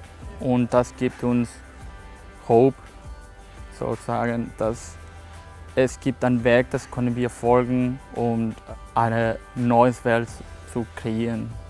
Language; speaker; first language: German; non-native, fluent; Spanish